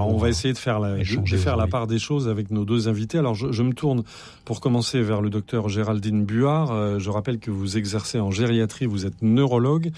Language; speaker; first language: French; native; French